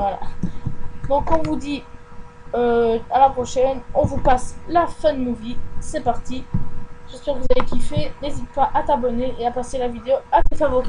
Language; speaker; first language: French; native; French